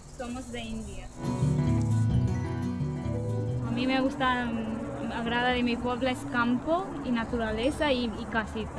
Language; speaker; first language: Spanish; non-native, learner; Punjabi